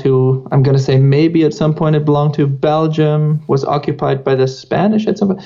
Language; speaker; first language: English; non-native, fluent; Dutch